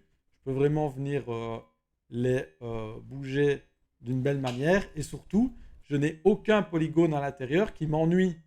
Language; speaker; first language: French; native; French